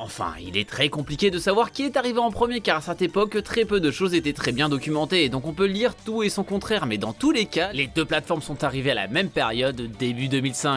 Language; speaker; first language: French; native; French